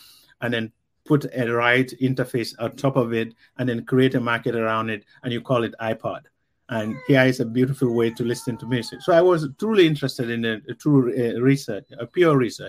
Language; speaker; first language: English; non-native, local second language; Mandingo